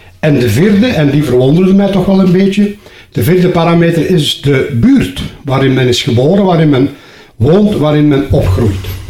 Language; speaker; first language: Dutch; native; Dutch